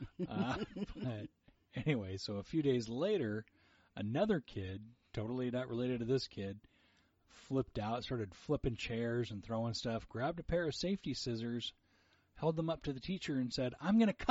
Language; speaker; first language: English; early bilingual, other home language; Portuguese